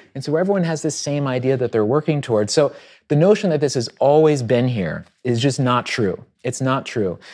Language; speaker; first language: English; native; English